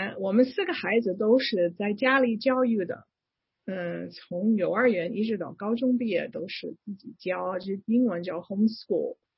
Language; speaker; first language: Chinese; non-native, fluent; English